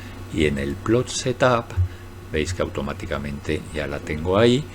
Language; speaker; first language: Spanish; native; Spanish